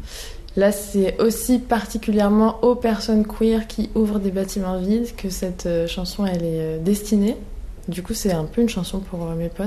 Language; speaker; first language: French; native; French